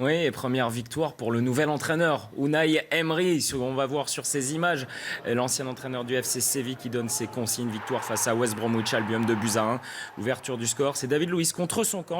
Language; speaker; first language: French; native; French